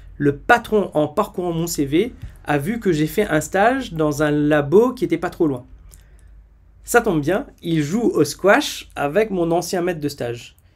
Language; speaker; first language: French; native; French